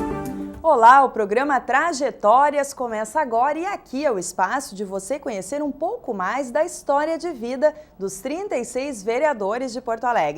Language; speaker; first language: Portuguese; native; Portuguese